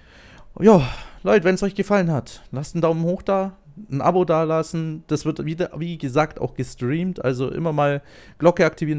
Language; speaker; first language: German; native; German